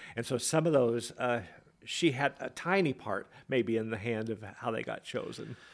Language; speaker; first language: English; native; English